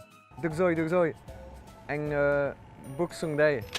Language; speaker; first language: Vietnamese; non-native, learner; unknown